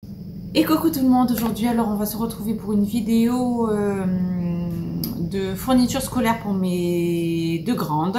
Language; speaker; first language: French; native; French